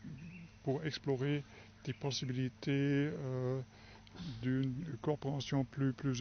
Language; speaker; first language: French; non-native, fluent; German